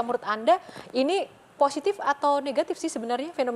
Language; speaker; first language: Indonesian; native; Indonesian